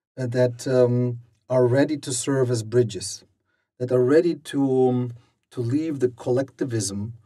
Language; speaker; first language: English; non-native, fluent; German